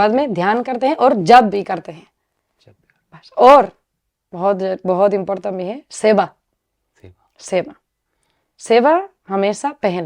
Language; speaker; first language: Hindi; non-native, learner; Spanish